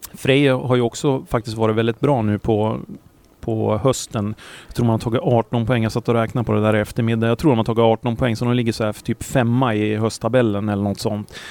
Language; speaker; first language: Swedish; native; Swedish